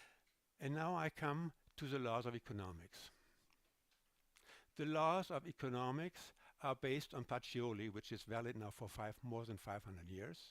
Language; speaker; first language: English; non-native, fluent; German